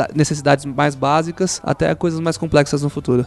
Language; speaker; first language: Portuguese; native; Portuguese